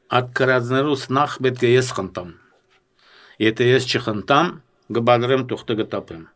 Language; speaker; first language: Armenian; early bilingual, heritage; Armenian